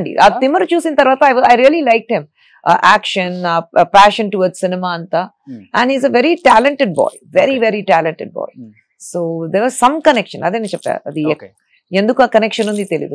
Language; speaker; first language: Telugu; non-native, fluent; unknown